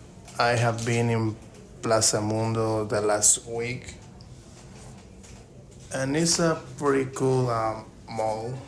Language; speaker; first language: English; non-native, learner; Spanish